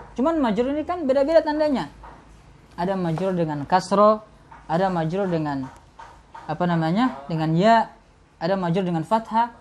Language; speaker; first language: Indonesian; native; Indonesian